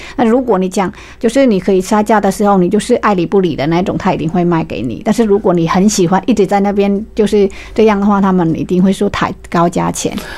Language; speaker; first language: Chinese; non-native, fluent; Vietnamese